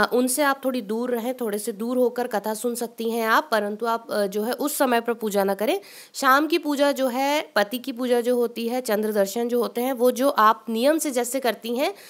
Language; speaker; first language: Hindi; native; Hindi